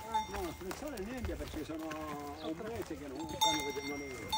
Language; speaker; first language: Italian; native; Italian